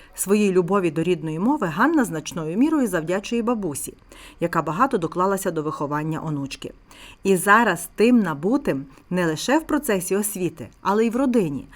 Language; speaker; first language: Ukrainian; native; Ukrainian